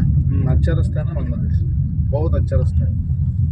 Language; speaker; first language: Hindi; non-native, learner; Bangla